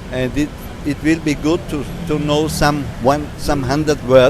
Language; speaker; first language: English; non-native, learner; German